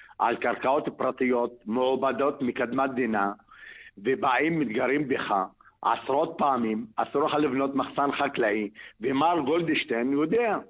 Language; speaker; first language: Hebrew; non-native, local second language; Arabic